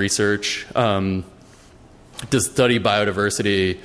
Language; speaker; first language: English; native; English